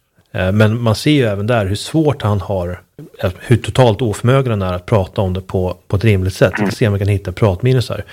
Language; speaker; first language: Swedish; native; Swedish